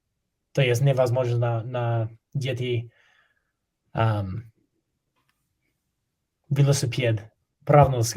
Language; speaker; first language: Russian; non-native, learner; English